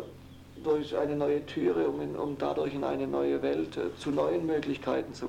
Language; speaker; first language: German; native; German